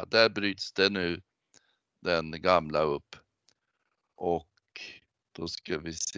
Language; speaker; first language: Swedish; native; Swedish